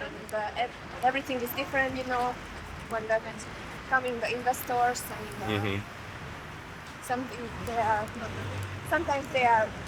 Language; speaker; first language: English; non-native, learner; Hungarian